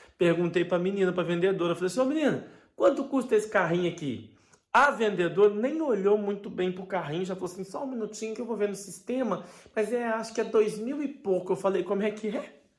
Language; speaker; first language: Portuguese; native; Portuguese